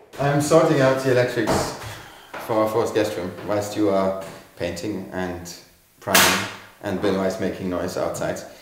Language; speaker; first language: English; non-native, fluent; German